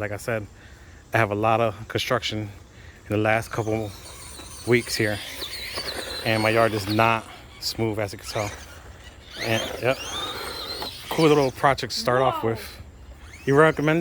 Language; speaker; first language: English; native; English